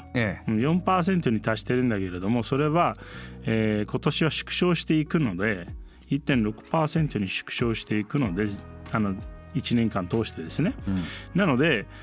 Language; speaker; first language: Japanese; non-native, fluent; Turkish